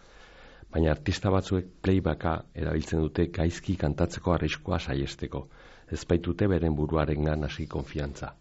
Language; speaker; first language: Basque; native; Basque